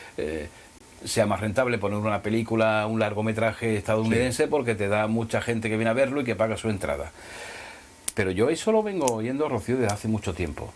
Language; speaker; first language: Spanish; native; Spanish